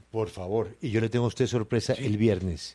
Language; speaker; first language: Spanish; native; Spanish